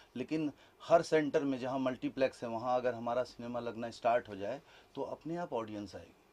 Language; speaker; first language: Hindi; native; Hindi